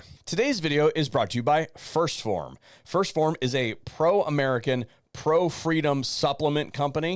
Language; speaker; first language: English; native; English